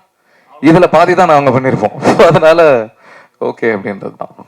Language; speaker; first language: Tamil; native; Tamil